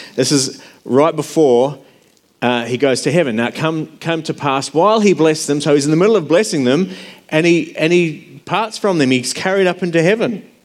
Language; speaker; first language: English; native; English